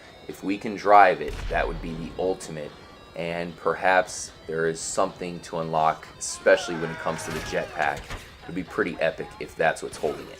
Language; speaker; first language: English; native; English